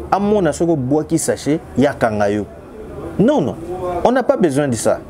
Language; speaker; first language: French; non-native, local second language; Lingala